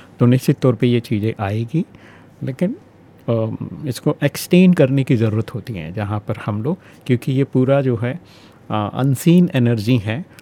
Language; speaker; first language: Hindi; native; Hindi